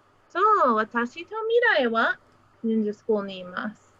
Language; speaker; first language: Japanese; non-native, fluent; English